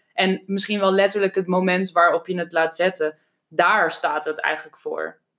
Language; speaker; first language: Dutch; native; Dutch